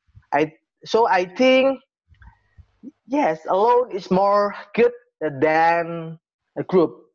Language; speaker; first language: English; non-native, learner; Indonesian